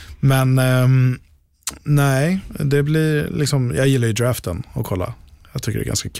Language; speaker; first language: Swedish; native; Swedish